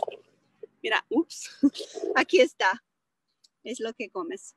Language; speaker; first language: Spanish; non-native, fluent; English